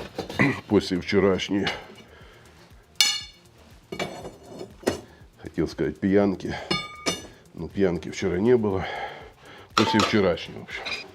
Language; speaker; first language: Russian; native; Russian